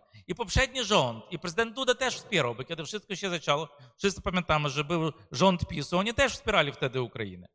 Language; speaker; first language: Polish; non-native, fluent; Ukrainian